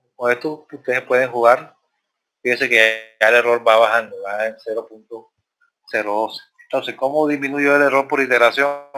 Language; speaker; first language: Spanish; native; Spanish